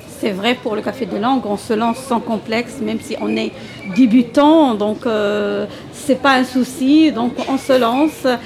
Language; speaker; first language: French; non-native, local second language; Arabic